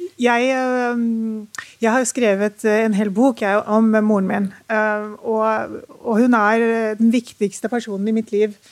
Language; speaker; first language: Norwegian; early bilingual, other home language; Urdu